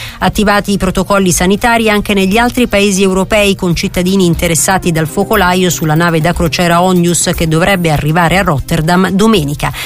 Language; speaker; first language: Italian; native; Italian